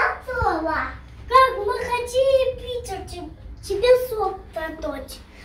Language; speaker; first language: Russian; early bilingual, heritage; Russian